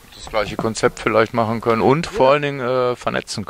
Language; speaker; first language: German; native; German